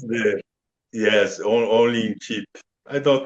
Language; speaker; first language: English; non-native, learner; Portuguese